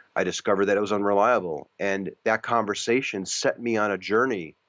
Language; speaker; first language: English; native; English